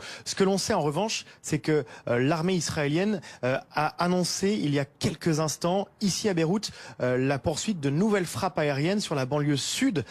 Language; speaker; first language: French; native; French